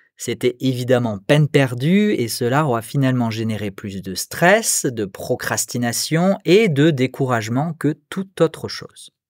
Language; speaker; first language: French; native; French